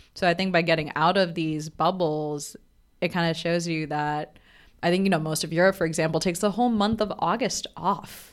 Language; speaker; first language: English; non-native, local second language; Bangla